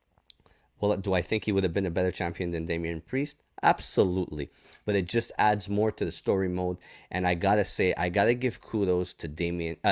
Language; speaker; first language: English; native; English